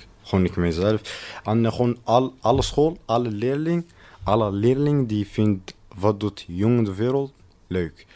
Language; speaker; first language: Dutch; non-native, learner; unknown